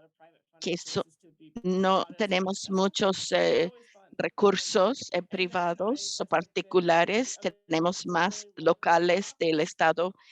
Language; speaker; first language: Spanish; non-native, fluent; English